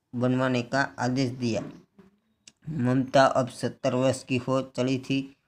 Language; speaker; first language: Hindi; non-native, local second language; Gujarati